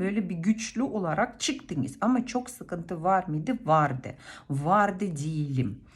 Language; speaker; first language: Turkish; non-native, fluent; Russian